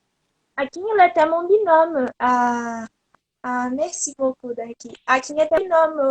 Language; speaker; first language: French; non-native, learner; Portuguese